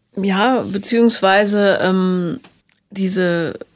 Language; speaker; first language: German; native; German